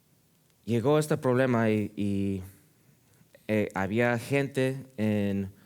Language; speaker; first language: Spanish; early bilingual, heritage; Spanish